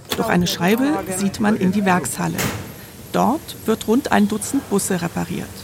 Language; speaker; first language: German; native; German